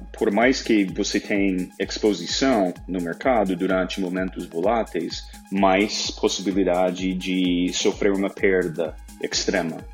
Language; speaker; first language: Portuguese; non-native, fluent; English